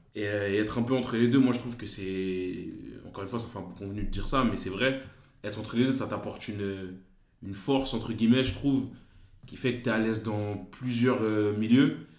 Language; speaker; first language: French; native; French